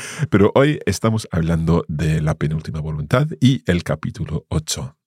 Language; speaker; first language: Spanish; non-native, fluent; English